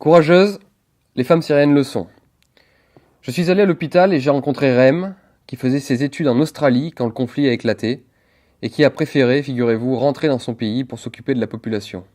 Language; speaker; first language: French; native; French